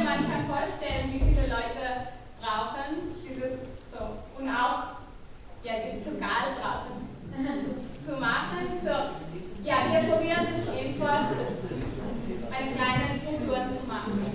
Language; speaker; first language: German; non-native, learner; Catalan